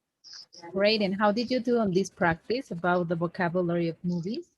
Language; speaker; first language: English; non-native, fluent; Spanish